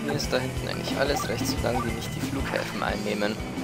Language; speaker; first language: German; native; German